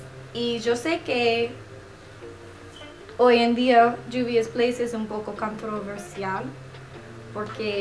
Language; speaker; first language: Spanish; non-native, learner; English